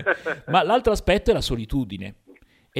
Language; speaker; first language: Italian; native; Italian